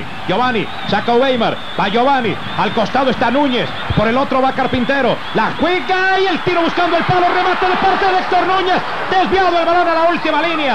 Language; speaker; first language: Spanish; native; Spanish